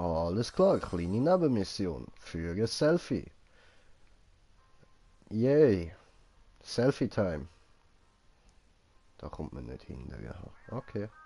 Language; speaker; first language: German; native; German